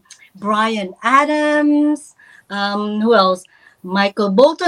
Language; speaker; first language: English; non-native, local second language; Filipino